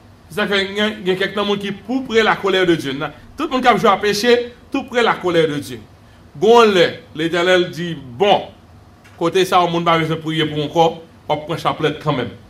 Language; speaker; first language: French; native; French